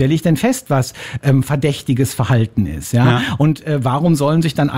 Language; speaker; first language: German; native; German